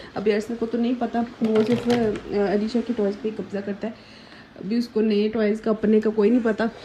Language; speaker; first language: Urdu; native; Urdu